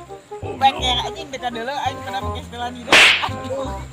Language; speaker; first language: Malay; non-native, local second language; Sundanese